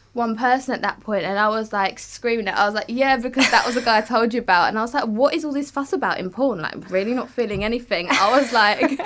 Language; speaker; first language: English; native; English